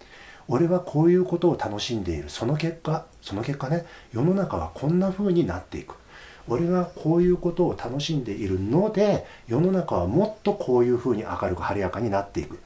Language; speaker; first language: Japanese; native; Japanese